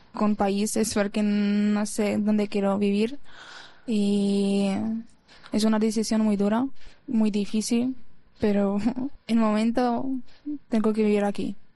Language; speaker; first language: Spanish; non-native, learner; Ukrainian